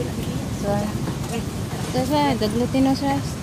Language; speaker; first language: English; non-native, local second language; Filipino